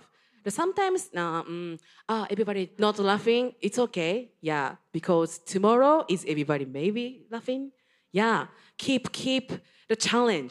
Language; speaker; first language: English; non-native, learner; Japanese